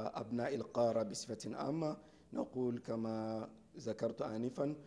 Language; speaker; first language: Arabic; non-native, fluent; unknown